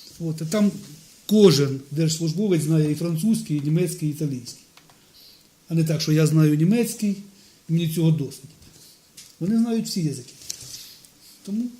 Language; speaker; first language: Ukrainian; non-native, local second language; Russian